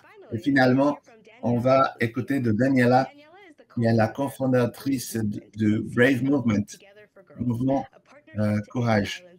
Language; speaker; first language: French; non-native, fluent; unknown